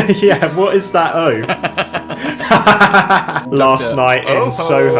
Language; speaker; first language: English; native; English